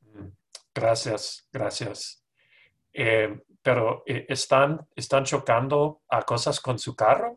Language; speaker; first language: Spanish; non-native, fluent; English